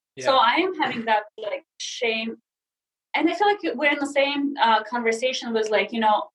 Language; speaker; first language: English; non-native, fluent; Russian